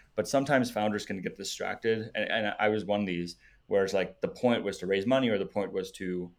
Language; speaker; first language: English; native; English